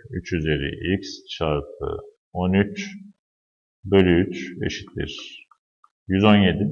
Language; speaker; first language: Turkish; native; Turkish